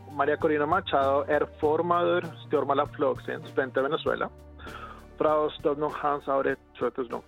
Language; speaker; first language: Icelandic; non-native, learner; Spanish